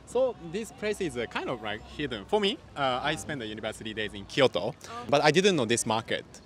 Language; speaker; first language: English; non-native, learner; Japanese